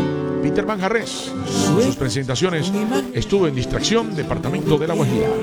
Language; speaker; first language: Spanish; native; Spanish